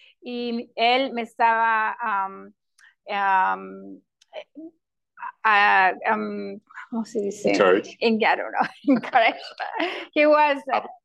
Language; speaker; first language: Spanish; non-native, local second language; English